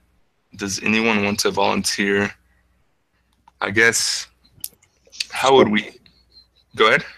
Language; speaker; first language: English; native; English